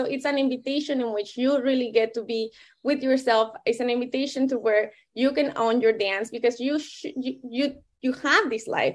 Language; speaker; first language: English; non-native, fluent; Spanish